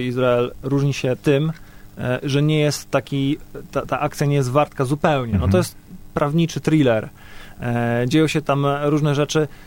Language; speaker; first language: Polish; native; Polish